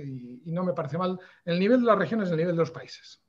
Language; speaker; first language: Spanish; native; Spanish